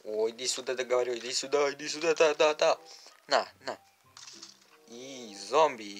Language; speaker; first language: Russian; non-native, learner; Uzbek